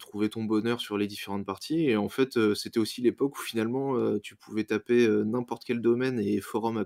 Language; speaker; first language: French; native; French